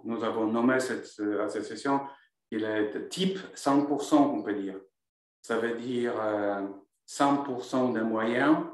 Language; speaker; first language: French; non-native, learner; Polish